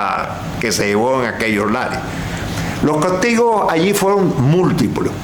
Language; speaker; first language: Spanish; native; Spanish